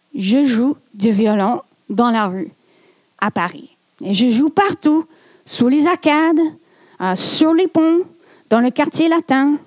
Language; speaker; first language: French; non-native, fluent; English